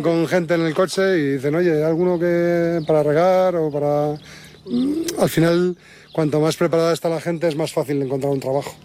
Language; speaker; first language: Spanish; native; Spanish